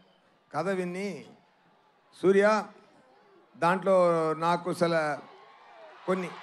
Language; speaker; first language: Telugu; non-native, fluent; Tamil